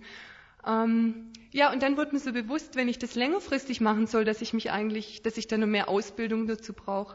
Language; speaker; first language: German; native; German